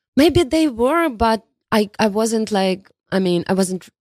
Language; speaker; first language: English; non-native, fluent; Ukrainian